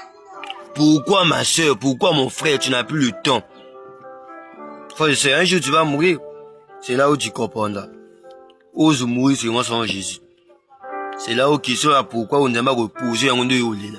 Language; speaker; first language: French; non-native, local second language; Lingala